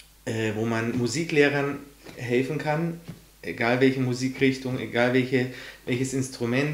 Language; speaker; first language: German; early bilingual, other home language; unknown